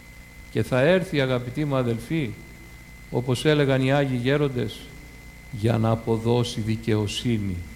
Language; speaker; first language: Greek; native; Greek